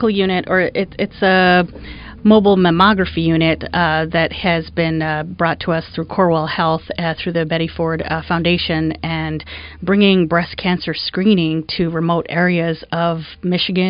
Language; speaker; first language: English; non-native, local second language; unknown